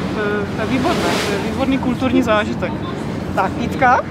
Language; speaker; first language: Czech; native; Czech